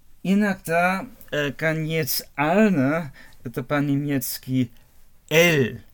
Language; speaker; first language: Russian; non-native, learner; German